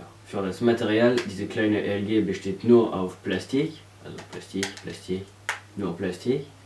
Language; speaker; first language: German; non-native, learner; French